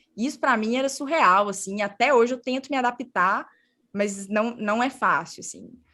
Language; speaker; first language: Portuguese; native; Portuguese